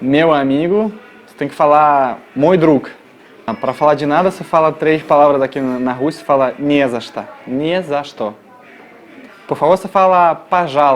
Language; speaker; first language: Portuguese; non-native, fluent; Russian